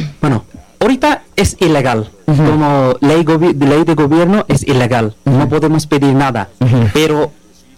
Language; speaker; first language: Spanish; non-native, learner; Bangla